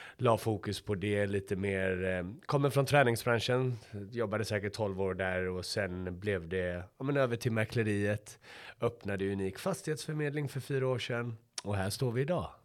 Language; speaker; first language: Swedish; early bilingual, other home language; Persian